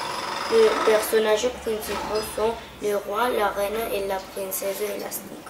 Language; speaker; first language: French; non-native, learner; Catalan